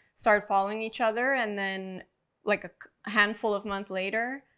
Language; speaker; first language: English; non-native, fluent; Portuguese